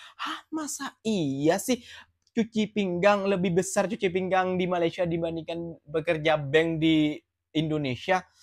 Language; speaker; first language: Indonesian; native; Indonesian